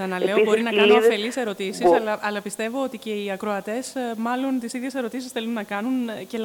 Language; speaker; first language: Greek; native; Greek